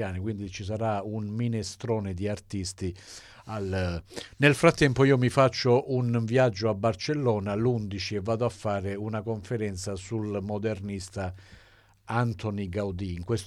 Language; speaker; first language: Italian; native; Italian